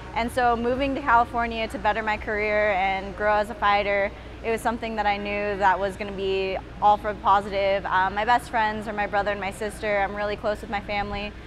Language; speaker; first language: English; native; English